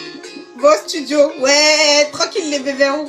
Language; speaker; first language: French; native; French